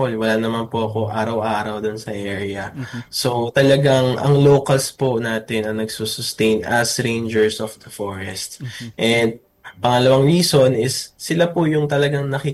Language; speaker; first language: Filipino; native; Filipino